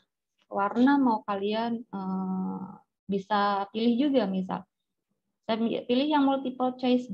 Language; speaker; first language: Indonesian; native; Indonesian